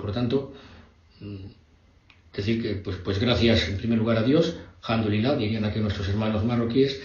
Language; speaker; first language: Spanish; native; Spanish